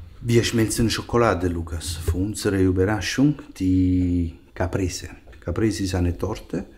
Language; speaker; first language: German; non-native, learner; Italian